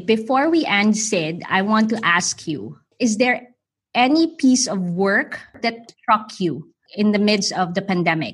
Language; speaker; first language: English; non-native, local second language; Filipino